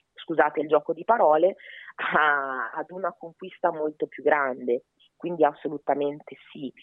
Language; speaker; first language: Italian; early bilingual, other home language; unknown